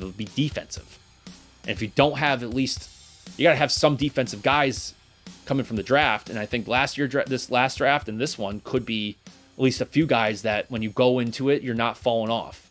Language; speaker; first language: English; native; English